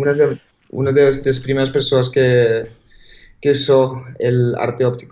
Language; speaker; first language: Portuguese; non-native, learner; Spanish